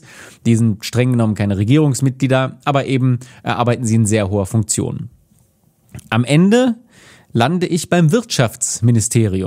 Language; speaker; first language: German; native; German